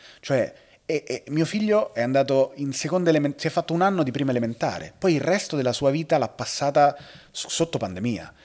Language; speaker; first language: Italian; native; Italian